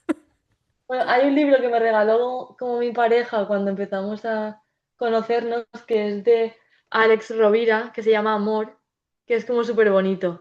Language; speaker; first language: Spanish; native; Spanish